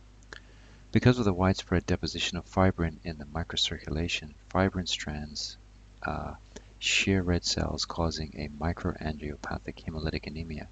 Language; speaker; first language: English; native; English